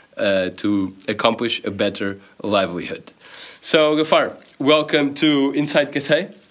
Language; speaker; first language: English; non-native, fluent; Portuguese